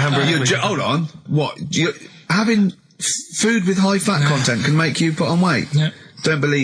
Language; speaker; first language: English; native; English